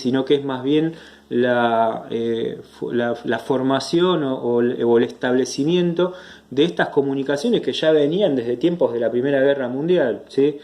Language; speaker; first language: Spanish; native; Spanish